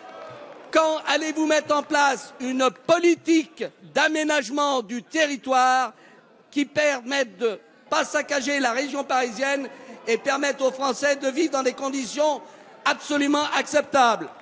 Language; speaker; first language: French; native; French